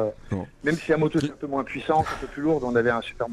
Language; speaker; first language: French; native; French